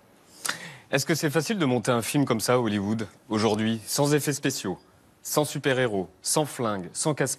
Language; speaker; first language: French; native; French